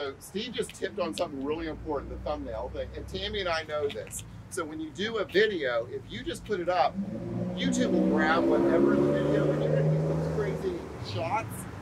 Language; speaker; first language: English; native; English